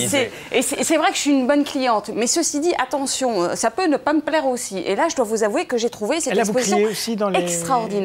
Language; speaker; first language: French; native; French